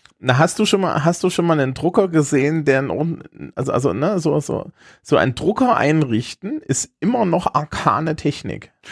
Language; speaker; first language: German; native; German